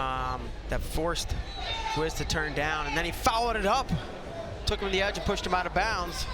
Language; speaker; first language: English; native; English